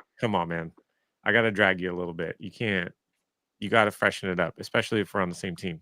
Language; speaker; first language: English; native; English